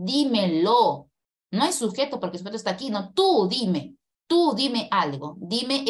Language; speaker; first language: Spanish; native; Spanish